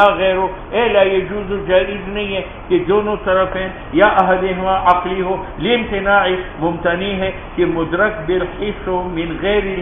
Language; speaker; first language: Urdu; non-native, local second language; Pashto